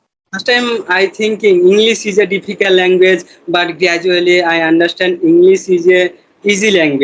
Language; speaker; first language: English; non-native, learner; Bangla